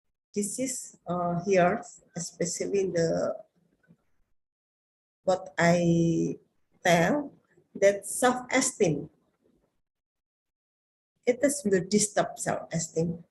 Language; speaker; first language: English; non-native, learner; Indonesian